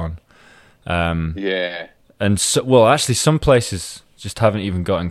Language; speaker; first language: English; native; English